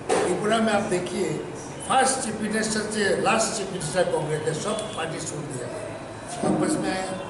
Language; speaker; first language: Hindi; non-native, local second language; Bangla